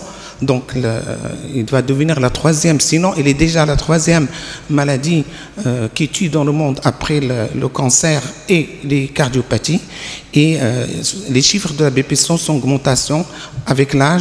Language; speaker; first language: French; non-native, local second language; Arabic